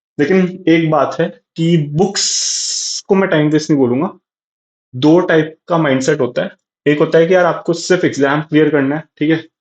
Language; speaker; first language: Hindi; native; Hindi